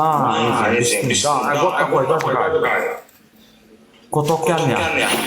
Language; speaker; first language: Russian; non-native, learner; Turkmen